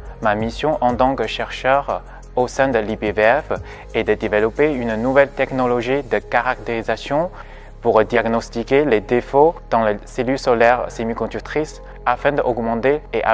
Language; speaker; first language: French; non-native, fluent; Chinese